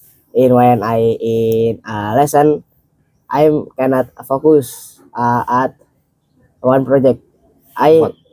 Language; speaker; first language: English; non-native, learner; Indonesian